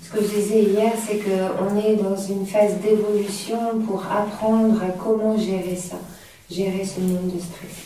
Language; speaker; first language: French; native; French